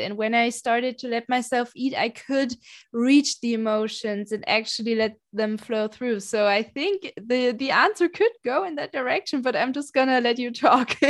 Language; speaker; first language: English; non-native, fluent; German